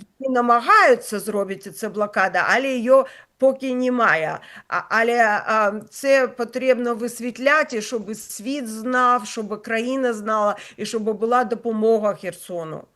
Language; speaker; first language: Ukrainian; non-native, local second language; Russian